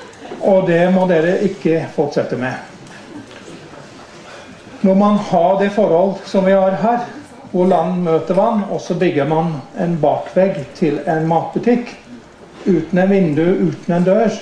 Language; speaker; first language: Norwegian; non-native, fluent; English